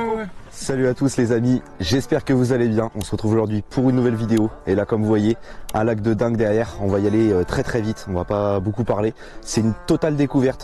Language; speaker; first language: French; native; French